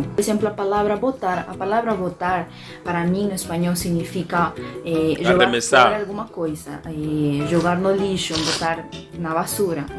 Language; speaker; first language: Portuguese; non-native, fluent; Spanish